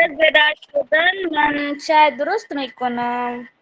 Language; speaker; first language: Persian; non-native, learner; Urdu